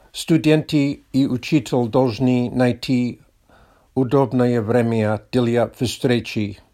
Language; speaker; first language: Russian; non-native, learner; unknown